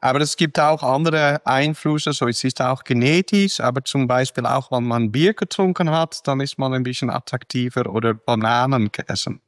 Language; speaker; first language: German; non-native, fluent; Dutch